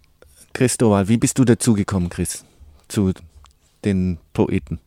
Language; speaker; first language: German; native; German